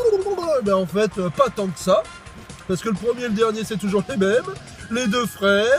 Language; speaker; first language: French; native; French